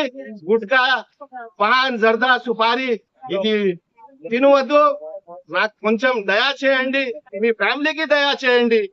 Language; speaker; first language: Telugu; non-native, local second language; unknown